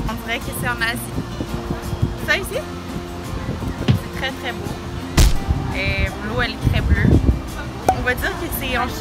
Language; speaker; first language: French; native; French